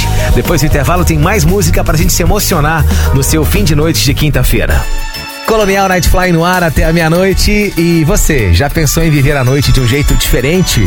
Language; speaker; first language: Portuguese; native; Portuguese